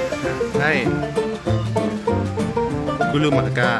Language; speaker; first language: Japanese; non-native, learner; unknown